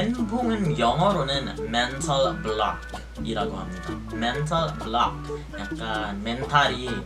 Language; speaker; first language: Korean; non-native, fluent; Filipino